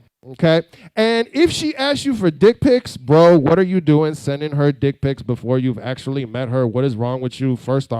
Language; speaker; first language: English; native; English